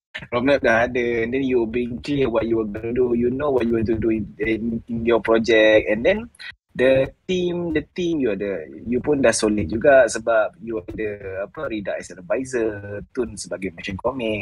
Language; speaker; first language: English; non-native, local second language; Malay